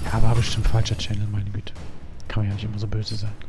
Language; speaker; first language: German; native; German